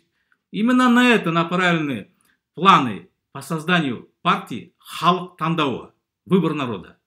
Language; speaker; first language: Russian; native; Russian